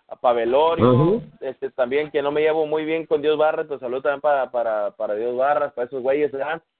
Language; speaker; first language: Spanish; early bilingual, heritage; Spanish